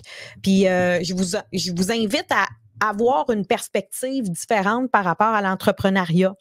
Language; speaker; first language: French; native; French